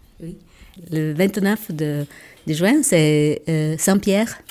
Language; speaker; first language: French; non-native, local second language; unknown